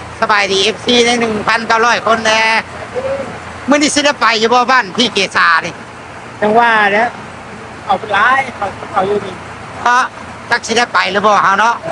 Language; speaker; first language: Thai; non-native, local second language; Lao